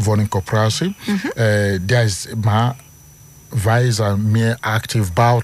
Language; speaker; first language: Dutch; non-native, learner; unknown